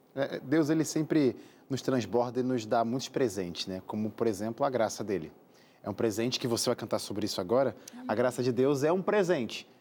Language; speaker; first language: Portuguese; native; Portuguese